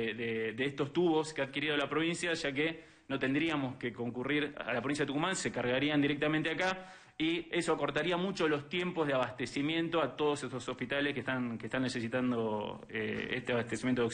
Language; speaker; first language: Spanish; native; Spanish